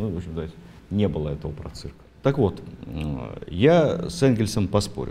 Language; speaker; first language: Russian; native; Russian